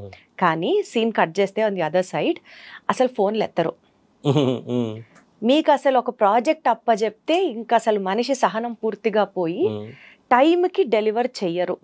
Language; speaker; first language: Telugu; native; Telugu